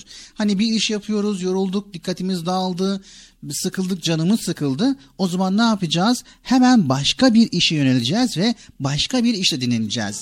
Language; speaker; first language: Turkish; native; Turkish